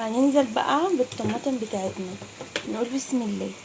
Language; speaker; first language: Arabic; native; Arabic